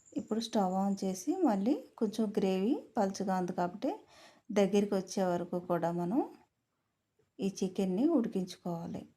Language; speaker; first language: Telugu; native; Telugu